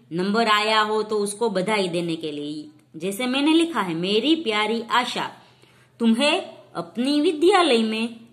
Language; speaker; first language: Hindi; non-native, local second language; Gujarati